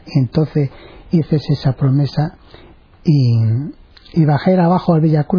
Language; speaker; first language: Spanish; native; Spanish